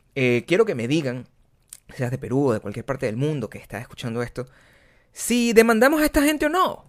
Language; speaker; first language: Spanish; native; Spanish